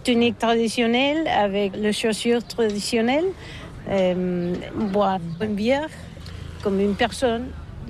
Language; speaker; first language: French; non-native, fluent; Catalan